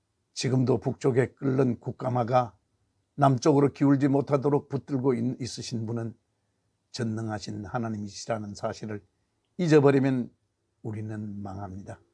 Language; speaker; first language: Korean; native; Korean